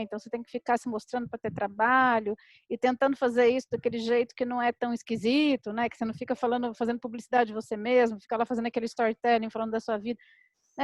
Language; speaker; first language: Portuguese; native; Portuguese